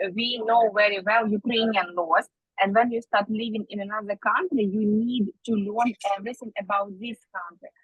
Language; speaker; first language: English; non-native, fluent; Ukrainian